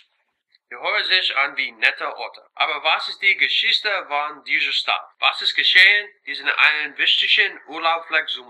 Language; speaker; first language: German; non-native, learner; English